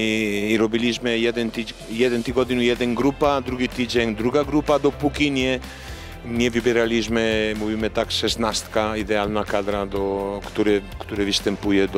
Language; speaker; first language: Polish; non-native, learner; Italian